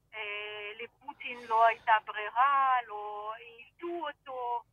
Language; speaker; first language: Hebrew; non-native, fluent; Russian